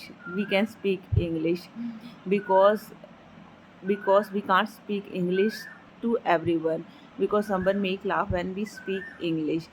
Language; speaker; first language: English; non-native, learner; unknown